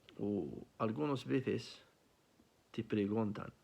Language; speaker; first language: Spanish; non-native, learner; Arabic